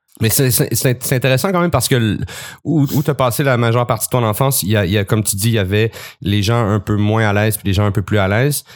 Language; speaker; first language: French; native; French